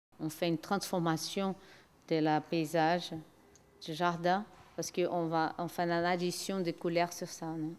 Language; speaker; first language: French; non-native, learner; Portuguese